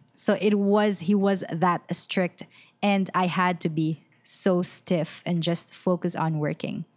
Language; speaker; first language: English; non-native, local second language; Filipino